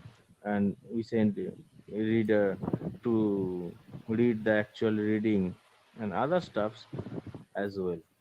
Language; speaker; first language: English; non-native, fluent; Bangla